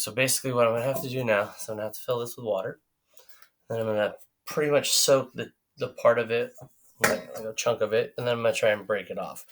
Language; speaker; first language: English; native; English